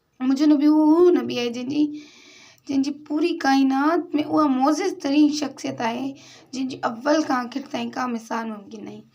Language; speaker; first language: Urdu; non-native, local second language; Sindhi